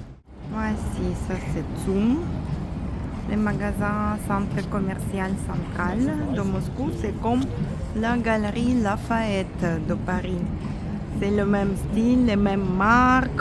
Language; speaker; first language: French; non-native, fluent; Russian